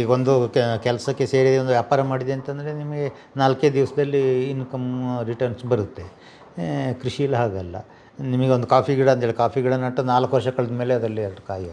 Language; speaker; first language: Kannada; native; Kannada